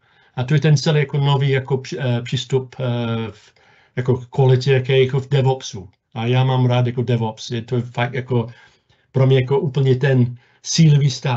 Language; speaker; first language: Czech; non-native, fluent; English